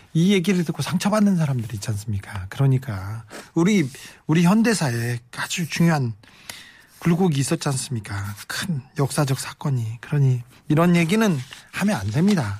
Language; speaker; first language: Korean; native; Korean